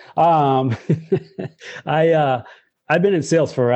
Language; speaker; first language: English; native; English